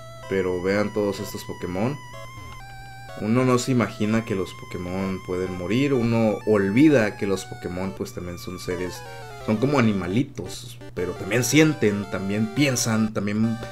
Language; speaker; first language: Spanish; native; Spanish